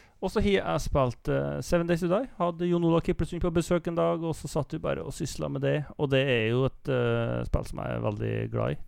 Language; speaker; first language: Norwegian; native; Norwegian